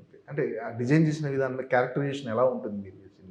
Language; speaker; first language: Telugu; native; Telugu